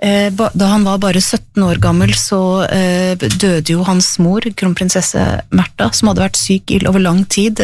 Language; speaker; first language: Norwegian; native; Norwegian